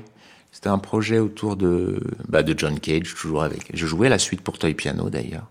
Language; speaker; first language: French; native; French